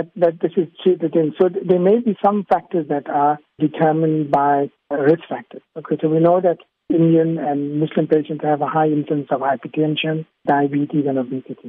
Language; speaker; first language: English; native; English